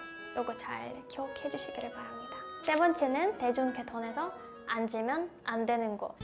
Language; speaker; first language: Korean; non-native, fluent; Russian